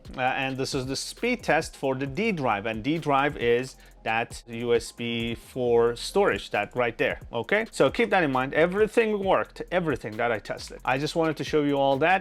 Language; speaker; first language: English; non-native, fluent; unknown